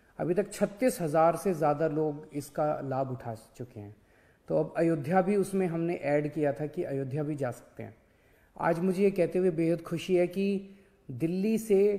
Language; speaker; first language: Hindi; native; Hindi